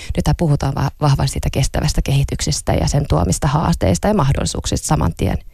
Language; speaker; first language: Finnish; non-native, local second language; Swedish